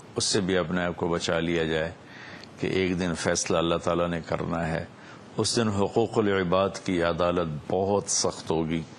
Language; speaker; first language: Urdu; non-native, local second language; Punjabi